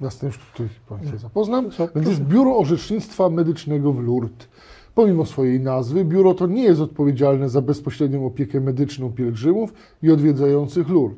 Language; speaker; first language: Polish; native; Polish